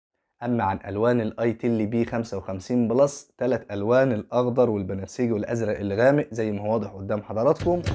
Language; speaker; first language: Arabic; native; Arabic